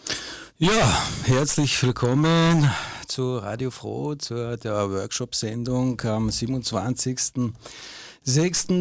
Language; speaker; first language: German; native; German